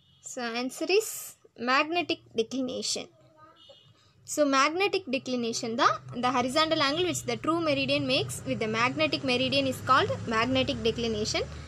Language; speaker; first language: English; non-native, local second language; Tamil